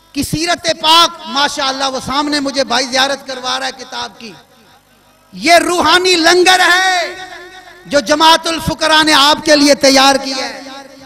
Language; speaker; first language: Urdu; non-native, local second language; Sindhi